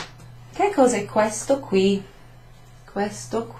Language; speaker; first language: Italian; non-native, fluent; English